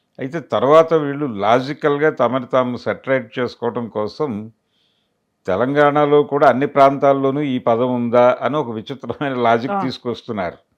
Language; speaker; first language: Telugu; native; Telugu